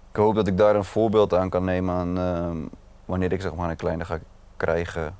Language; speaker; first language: Dutch; early bilingual, other home language; Arabic